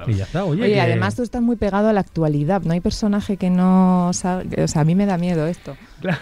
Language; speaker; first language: Spanish; native; Spanish